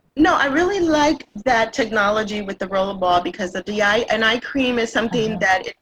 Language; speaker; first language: English; non-native, fluent; Spanish